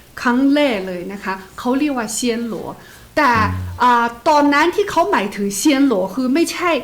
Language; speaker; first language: Thai; non-native, fluent; Chinese